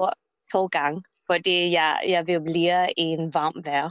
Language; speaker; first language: Danish; non-native, learner; English